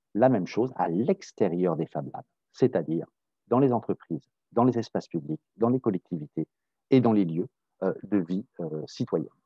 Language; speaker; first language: French; native; French